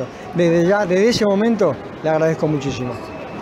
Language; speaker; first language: Spanish; native; Spanish